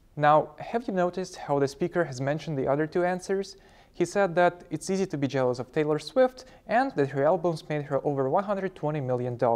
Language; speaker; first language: English; non-native, fluent; Ukrainian